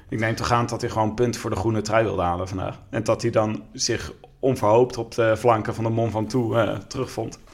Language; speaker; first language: Dutch; native; Dutch